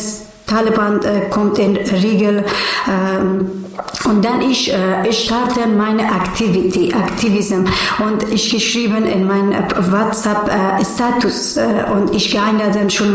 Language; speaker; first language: German; non-native, learner; Persian